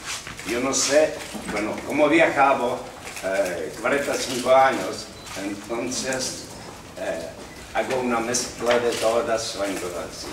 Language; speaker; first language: Spanish; non-native, learner; Czech